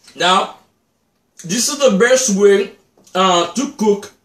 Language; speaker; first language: English; non-native, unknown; Haitian Creole